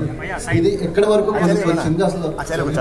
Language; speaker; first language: Telugu; native; Telugu